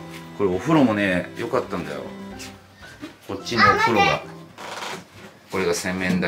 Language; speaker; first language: Japanese; native; Japanese